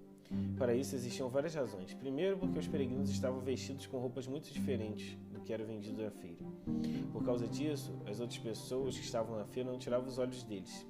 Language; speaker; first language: Portuguese; native; Portuguese